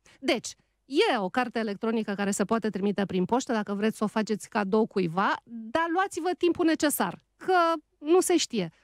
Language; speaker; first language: Romanian; native; Romanian